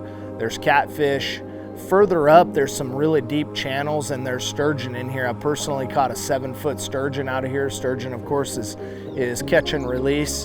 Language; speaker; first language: English; native; English